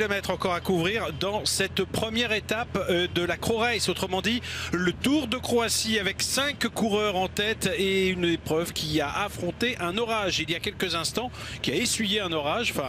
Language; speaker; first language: French; native; French